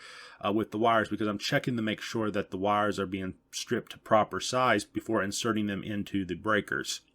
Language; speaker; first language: English; native; English